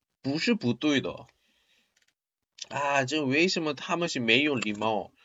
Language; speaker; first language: Chinese; non-native, learner; Korean